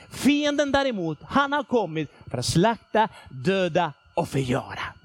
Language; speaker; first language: Swedish; non-native, fluent; Spanish